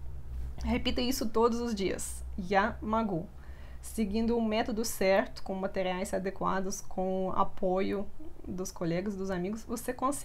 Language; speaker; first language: Portuguese; non-native, fluent; Russian